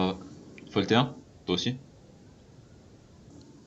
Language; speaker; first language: French; native; French